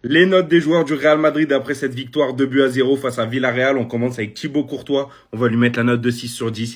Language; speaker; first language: French; native; French